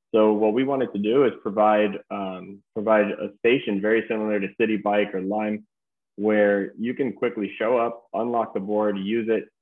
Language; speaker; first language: English; native; English